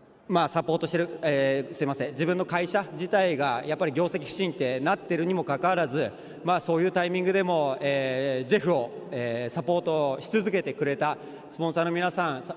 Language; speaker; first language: Japanese; native; Japanese